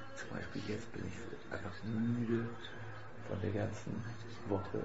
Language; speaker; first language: German; native; German